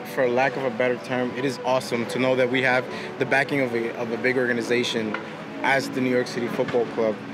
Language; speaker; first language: English; native; English